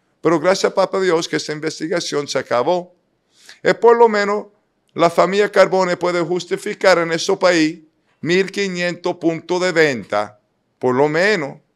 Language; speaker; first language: Spanish; non-native, fluent; English